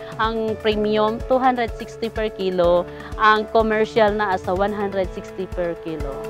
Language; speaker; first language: Cebuano; non-native, local second language; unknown